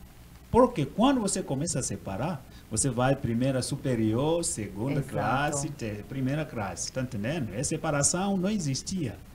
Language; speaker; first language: Portuguese; non-native, learner; Swahili